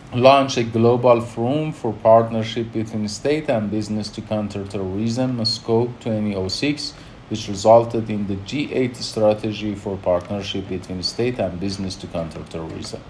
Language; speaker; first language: English; non-native, fluent; Persian